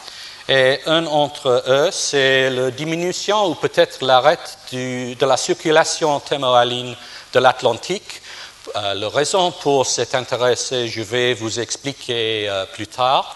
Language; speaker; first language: French; non-native, fluent; English